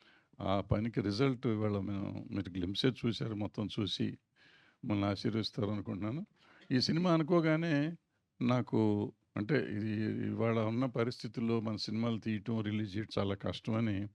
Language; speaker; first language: Telugu; native; Telugu